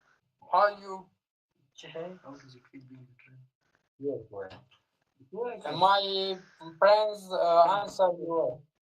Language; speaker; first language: English; non-native, learner; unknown